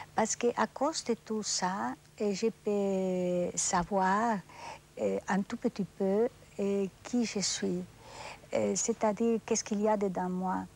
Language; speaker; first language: French; non-native, fluent; Spanish